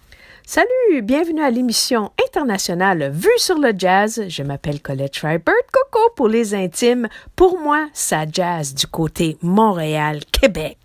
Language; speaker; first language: French; native; French